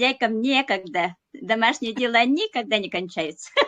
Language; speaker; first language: Russian; non-native, local second language; Yakut